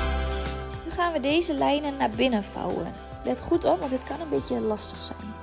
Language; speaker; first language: Dutch; native; Dutch